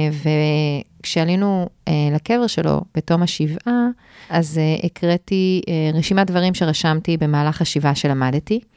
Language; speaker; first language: Hebrew; native; Hebrew